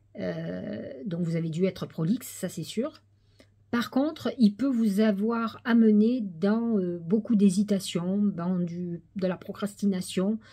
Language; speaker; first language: French; native; French